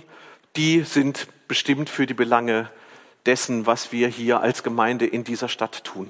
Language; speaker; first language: German; native; German